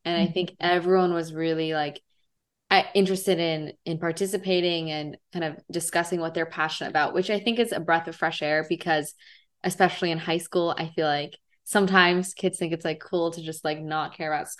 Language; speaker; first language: English; native; English